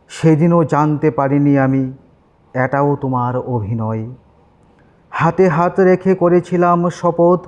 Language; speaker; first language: Bangla; native; Bangla